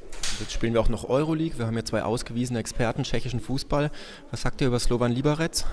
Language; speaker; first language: German; native; German